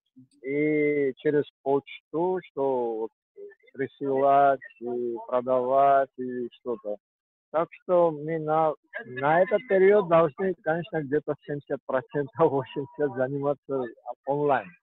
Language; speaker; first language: Russian; non-native, fluent; Georgian